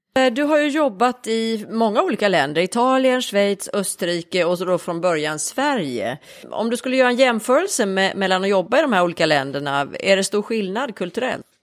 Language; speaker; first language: Swedish; native; Swedish